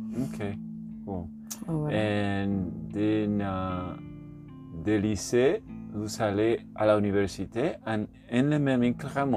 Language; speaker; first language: French; non-native, learner; Spanish